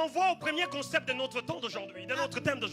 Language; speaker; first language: French; native; French